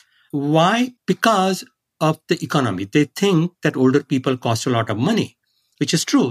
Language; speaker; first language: English; non-native, local second language; Marathi